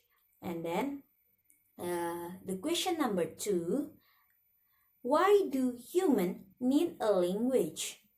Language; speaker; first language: English; non-native, learner; Indonesian